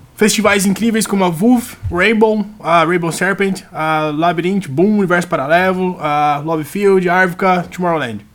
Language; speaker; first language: Portuguese; native; Portuguese